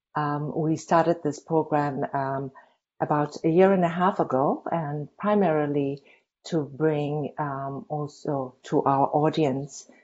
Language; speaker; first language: English; non-native, local second language; Tibetan